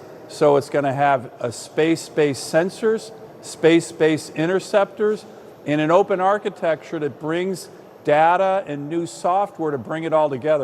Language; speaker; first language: English; native; English